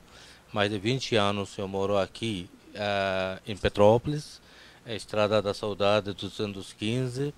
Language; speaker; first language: Portuguese; non-native, fluent; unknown